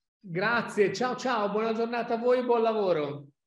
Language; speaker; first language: Italian; native; Italian